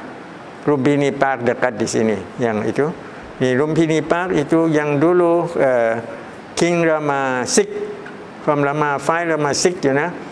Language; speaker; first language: Indonesian; early bilingual, heritage; Thai